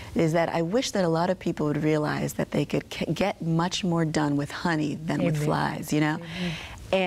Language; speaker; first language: English; native; English